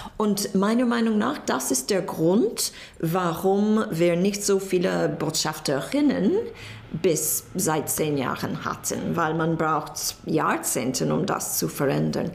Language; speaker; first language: German; non-native, learner; English